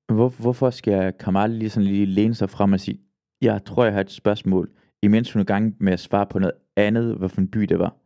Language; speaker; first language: Danish; early bilingual, other home language; Persian